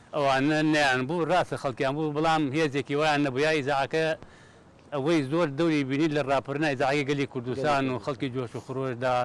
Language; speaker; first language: Central Kurdish; native; Central Kurdish